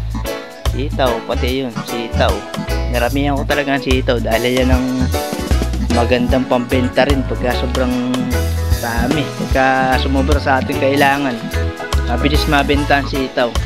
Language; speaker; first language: Filipino; native; Filipino